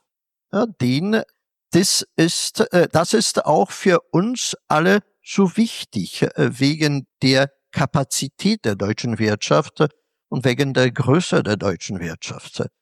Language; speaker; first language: German; non-native, fluent; Polish